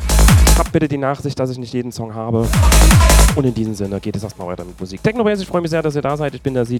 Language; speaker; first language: German; native; German